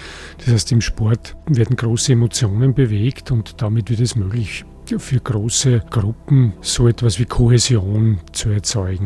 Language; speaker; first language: German; native; German